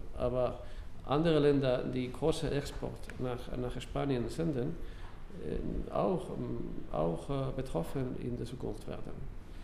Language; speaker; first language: German; non-native, fluent; Spanish